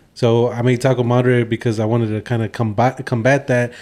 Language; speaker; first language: English; early bilingual, other home language; Spanish